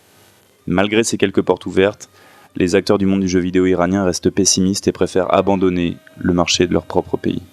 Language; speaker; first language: French; native; French